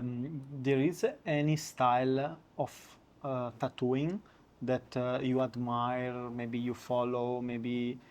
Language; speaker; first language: English; non-native, learner; Italian